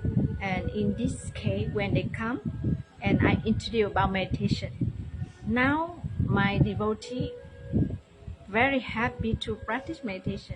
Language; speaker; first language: English; non-native, learner; Vietnamese